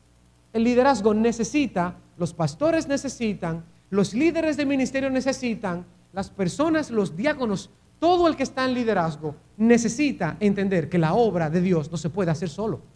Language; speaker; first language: Spanish; native; Spanish